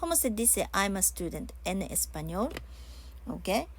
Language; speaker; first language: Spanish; non-native, learner; Japanese